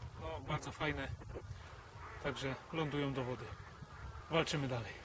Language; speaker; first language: Polish; native; Polish